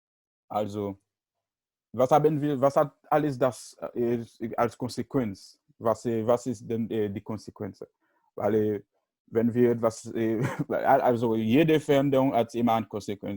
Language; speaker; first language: German; non-native, learner; Haitian Creole